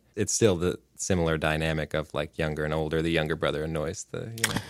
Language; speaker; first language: English; native; English